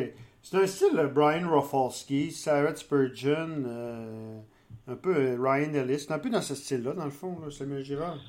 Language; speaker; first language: French; native; French